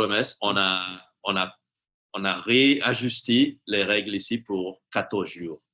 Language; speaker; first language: French; non-native, fluent; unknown